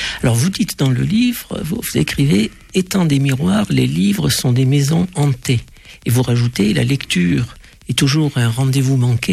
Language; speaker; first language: French; native; French